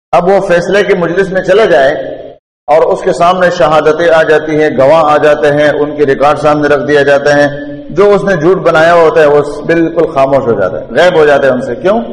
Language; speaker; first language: Urdu; non-native, local second language; Pashto